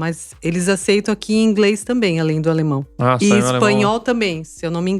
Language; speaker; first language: Portuguese; native; Portuguese